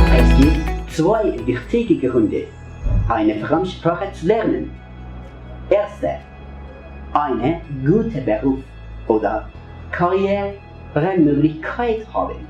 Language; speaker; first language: German; non-native, learner; Turkish